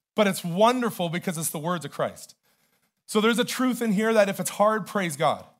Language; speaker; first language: English; native; English